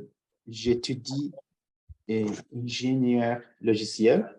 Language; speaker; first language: French; non-native, learner; Turkish